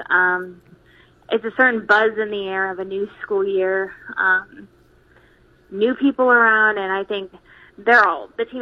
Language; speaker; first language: English; native; English